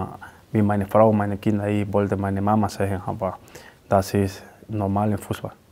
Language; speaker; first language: German; non-native, learner; Spanish